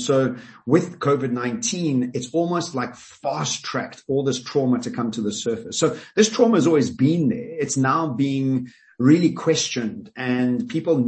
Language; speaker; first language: English; native; English